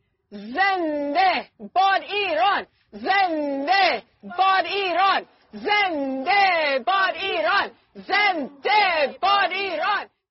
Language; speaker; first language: Persian; non-native, learner; English